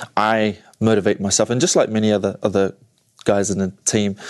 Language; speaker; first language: English; native; English